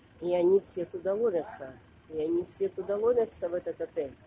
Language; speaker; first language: Russian; native; Russian